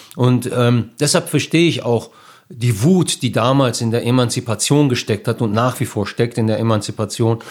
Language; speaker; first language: German; native; German